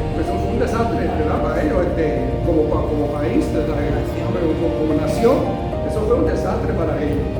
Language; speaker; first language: Spanish; early bilingual, heritage; Spanish